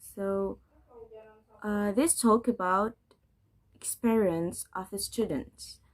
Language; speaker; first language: English; non-native, learner; Indonesian